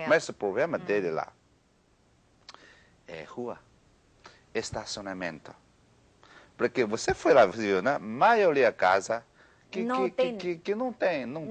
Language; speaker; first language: Portuguese; non-native, learner; Chinese